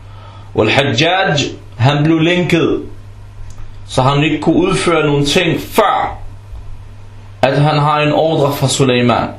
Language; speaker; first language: Danish; non-native, fluent; Arabic